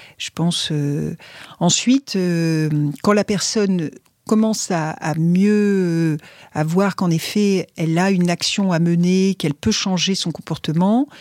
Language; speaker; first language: French; native; French